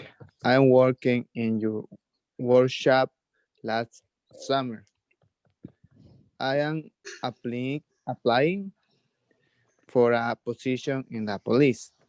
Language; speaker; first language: English; non-native, learner; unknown